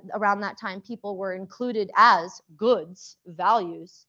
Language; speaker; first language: English; early bilingual, other home language; Persian